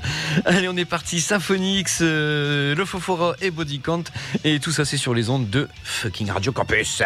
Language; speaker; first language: French; native; French